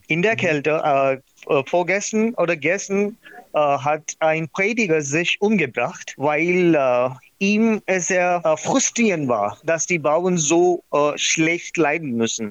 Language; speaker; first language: German; non-native, learner; Marathi